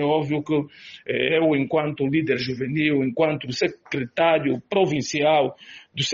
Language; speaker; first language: Portuguese; native; Portuguese